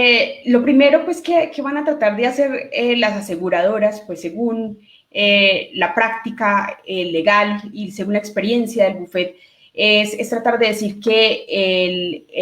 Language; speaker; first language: Spanish; native; Spanish